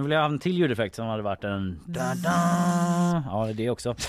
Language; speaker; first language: Swedish; native; Swedish